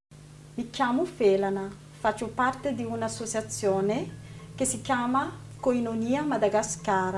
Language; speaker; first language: Italian; non-native, learner; Malagasy